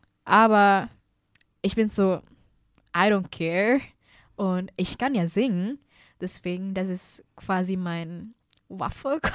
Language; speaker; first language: German; non-native, fluent; Indonesian